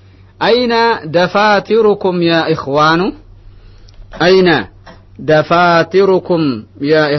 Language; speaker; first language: Arabic; non-native, fluent; Indonesian